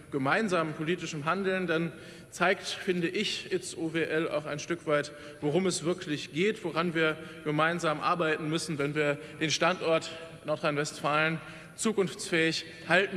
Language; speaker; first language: German; native; German